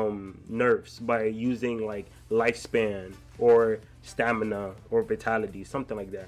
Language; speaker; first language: English; native; English